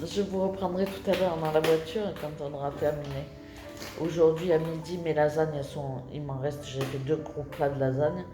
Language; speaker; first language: French; native; French